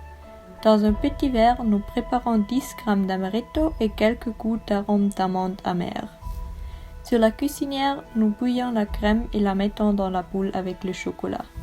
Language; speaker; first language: French; non-native, learner; Swiss German